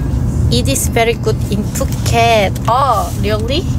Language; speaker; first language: English; non-native, learner; Korean